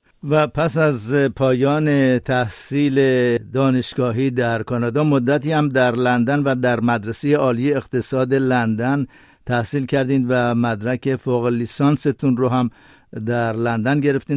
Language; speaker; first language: Persian; native; Persian